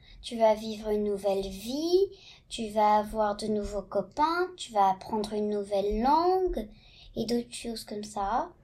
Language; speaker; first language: French; early bilingual, heritage; French